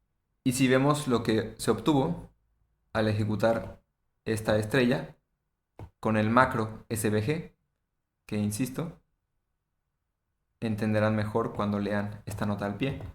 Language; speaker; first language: Spanish; native; Spanish